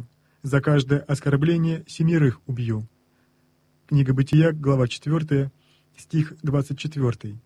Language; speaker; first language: Russian; native; Russian